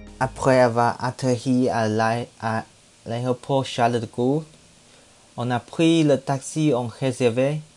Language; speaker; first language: French; non-native, learner; Chinese